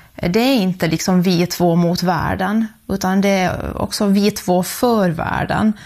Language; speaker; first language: Swedish; native; Swedish